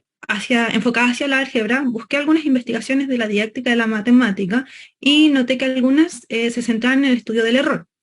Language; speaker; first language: Spanish; native; Spanish